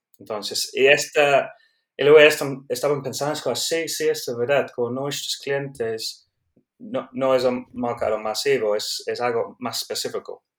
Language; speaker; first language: Spanish; non-native, learner; English